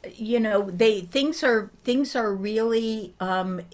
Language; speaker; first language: English; native; English